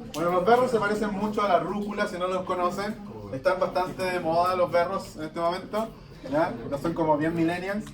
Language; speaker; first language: Spanish; native; Spanish